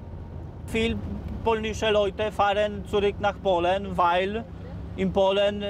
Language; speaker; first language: German; non-native, learner; Polish